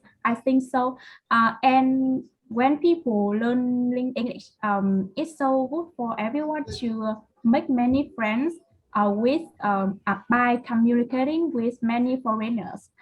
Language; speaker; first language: English; non-native, learner; Vietnamese